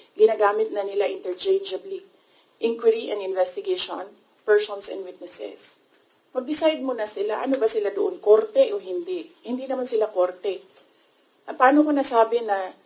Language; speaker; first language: Filipino; non-native, local second language; Cebuano